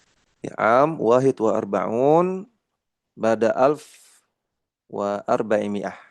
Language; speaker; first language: Arabic; non-native, fluent; Indonesian